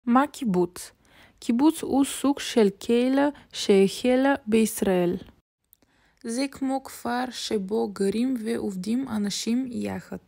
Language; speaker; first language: Hebrew; non-native, learner; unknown